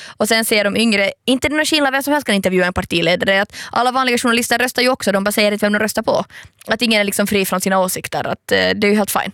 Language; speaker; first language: Swedish; native; Swedish